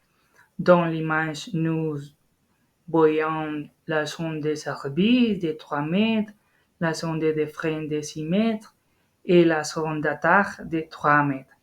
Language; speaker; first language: French; non-native, learner; Spanish